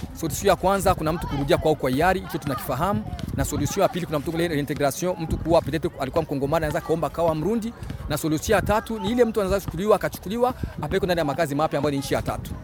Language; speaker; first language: Swahili; native; Swahili